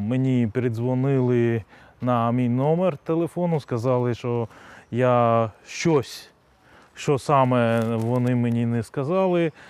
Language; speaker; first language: Ukrainian; non-native, local second language; Russian